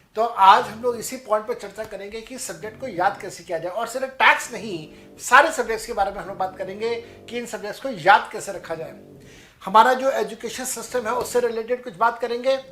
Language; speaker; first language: Hindi; non-native, local second language; Punjabi